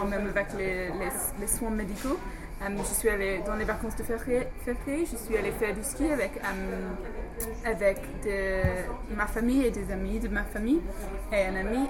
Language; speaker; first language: French; non-native, fluent; English